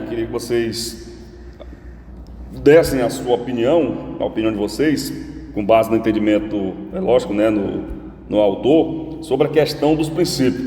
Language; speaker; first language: Portuguese; native; Portuguese